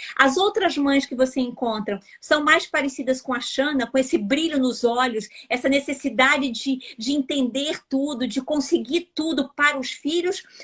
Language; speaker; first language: Portuguese; native; Portuguese